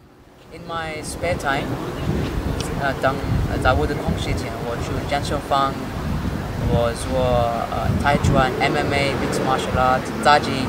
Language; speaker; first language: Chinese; non-native, learner; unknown